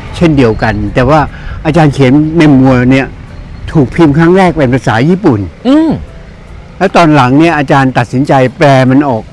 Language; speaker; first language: Thai; native; Thai